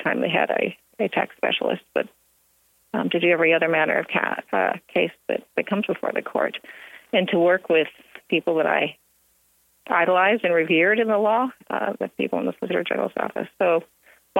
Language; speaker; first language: English; native; English